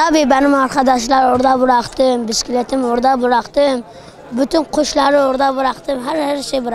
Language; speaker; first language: Turkish; non-native, learner; Arabic